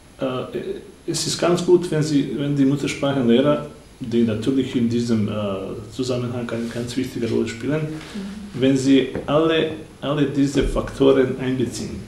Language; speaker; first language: German; non-native, fluent; Bosnian